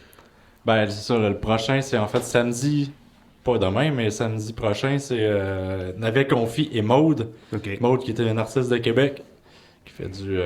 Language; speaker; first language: French; native; French